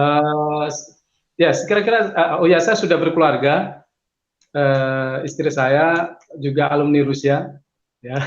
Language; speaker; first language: Indonesian; native; Indonesian